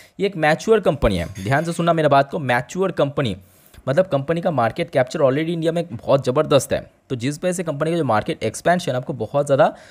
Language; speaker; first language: Hindi; native; Hindi